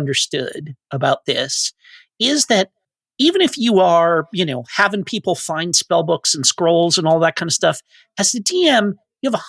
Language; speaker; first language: English; native; English